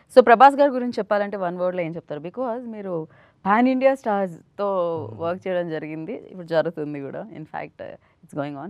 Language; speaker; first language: Telugu; native; Telugu